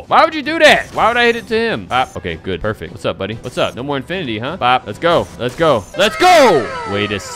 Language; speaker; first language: English; native; English